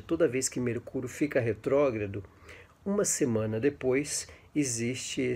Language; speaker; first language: Portuguese; native; Portuguese